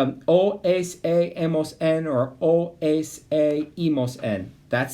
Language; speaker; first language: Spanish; non-native, fluent; English